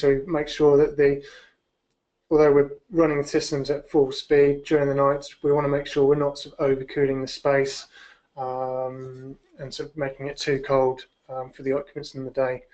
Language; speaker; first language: English; native; English